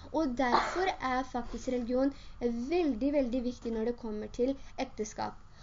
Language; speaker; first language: Norwegian; early bilingual, other home language; Urdu